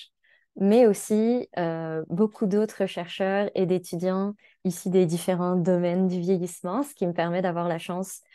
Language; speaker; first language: French; native; French